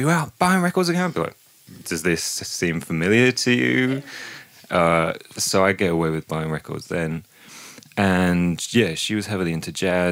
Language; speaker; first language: English; native; English